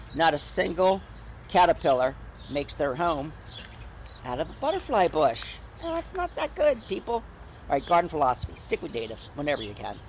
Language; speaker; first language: English; native; English